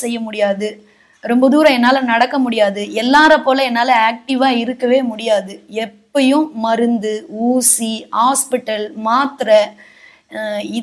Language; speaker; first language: Tamil; native; Tamil